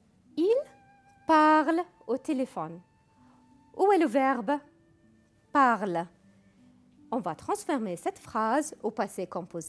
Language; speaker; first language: French; non-native, fluent; Arabic